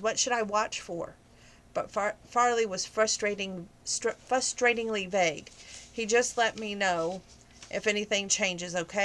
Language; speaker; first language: English; native; English